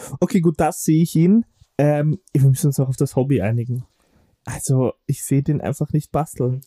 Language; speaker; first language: German; native; German